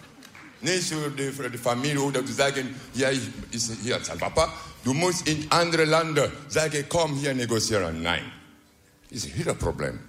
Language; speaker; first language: Dutch; non-native, learner; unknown